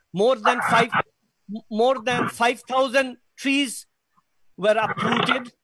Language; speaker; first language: English; non-native, local second language; Bangla